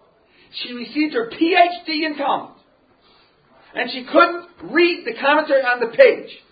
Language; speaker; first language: English; native; English